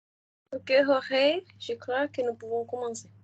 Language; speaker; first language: French; non-native, learner; Spanish